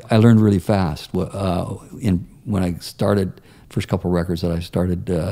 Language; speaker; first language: English; native; English